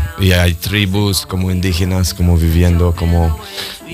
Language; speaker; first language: Spanish; non-native, fluent; English